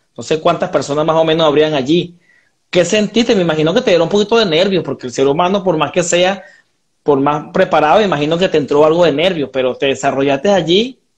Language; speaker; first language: Spanish; native; Spanish